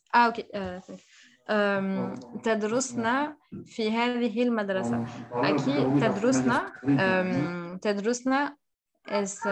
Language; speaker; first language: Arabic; non-native, learner; Spanish